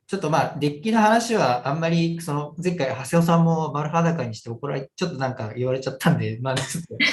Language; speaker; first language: Japanese; native; Japanese